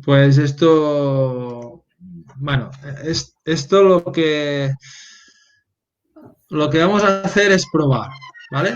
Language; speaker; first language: Spanish; native; Spanish